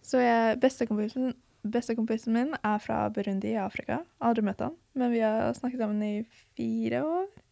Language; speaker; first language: Norwegian; early bilingual, other home language; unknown